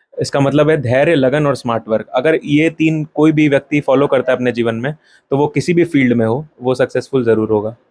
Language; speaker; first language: Hindi; native; Hindi